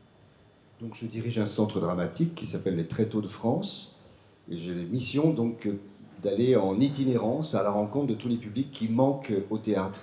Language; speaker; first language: French; native; French